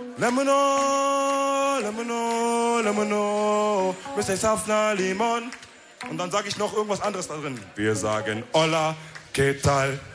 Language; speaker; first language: German; early bilingual, other home language; Wolof